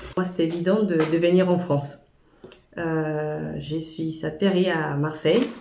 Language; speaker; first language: French; non-native, fluent; Spanish